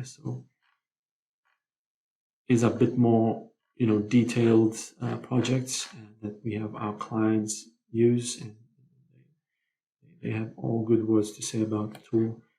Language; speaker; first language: English; non-native, fluent; Lithuanian